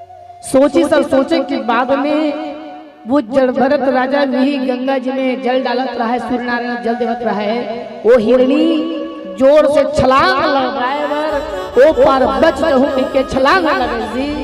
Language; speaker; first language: Hindi; non-native, local second language; Chhattisgarhi